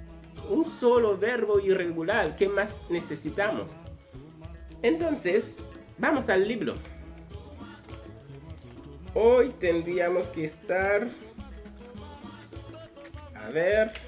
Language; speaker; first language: Spanish; non-native, fluent; Haitian Creole